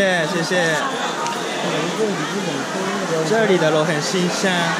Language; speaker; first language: Chinese; non-native, learner; Japanese